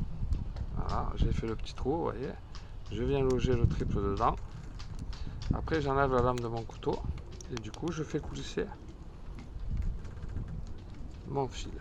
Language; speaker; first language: French; native; French